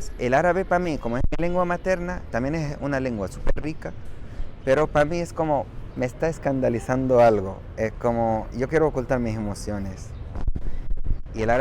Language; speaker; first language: Spanish; non-native, fluent; Arabic